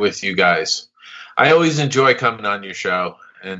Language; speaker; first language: English; native; English